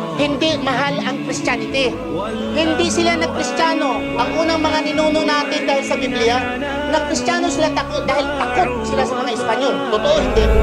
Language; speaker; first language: Filipino; non-native, local second language; Cebuano